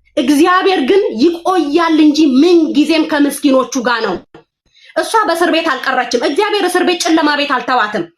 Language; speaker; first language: Amharic; non-native, local second language; Oromo